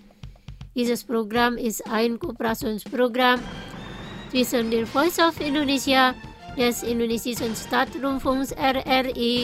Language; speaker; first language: German; non-native, fluent; Indonesian